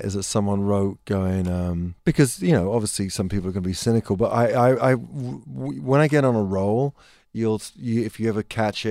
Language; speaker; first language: English; native; English